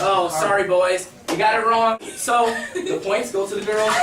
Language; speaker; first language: English; native; English